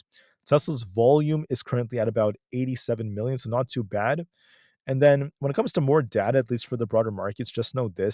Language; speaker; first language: English; native; English